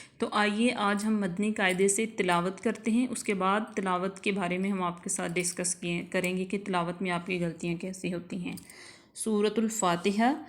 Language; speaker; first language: Urdu; native; Urdu